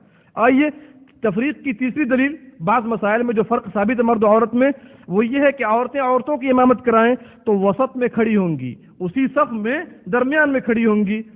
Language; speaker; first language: Urdu; native; Urdu